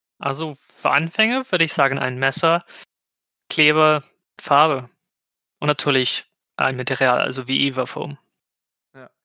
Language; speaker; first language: German; non-native, fluent; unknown